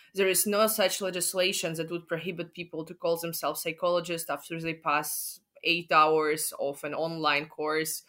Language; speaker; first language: English; non-native, fluent; Russian